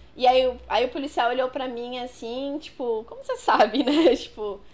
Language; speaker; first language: Portuguese; native; Portuguese